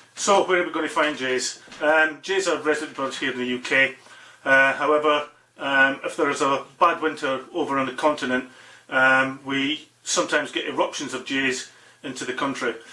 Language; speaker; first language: English; native; English